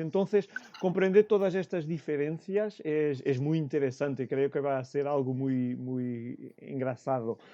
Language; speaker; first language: Spanish; non-native, fluent; Portuguese